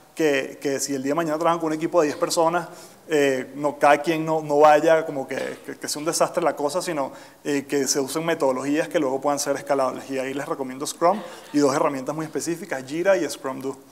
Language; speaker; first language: Spanish; native; Spanish